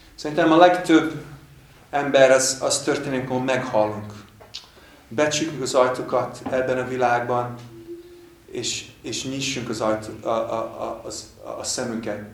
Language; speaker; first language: Hungarian; non-native, fluent; English